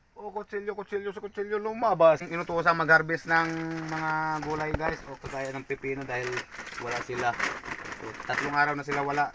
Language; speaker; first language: Filipino; native; Filipino